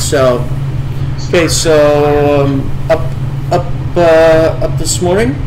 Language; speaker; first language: English; native; English